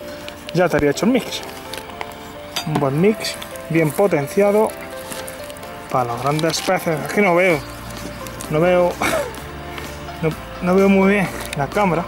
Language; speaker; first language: Spanish; native; Spanish